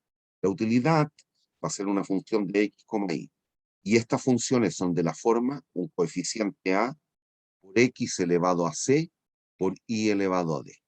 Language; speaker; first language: Spanish; native; Spanish